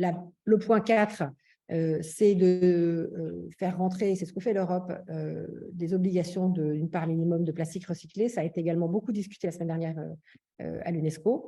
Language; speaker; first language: French; native; French